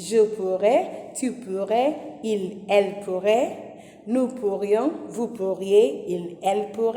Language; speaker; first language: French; non-native, fluent; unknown